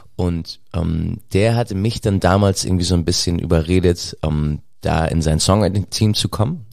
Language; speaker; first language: German; native; German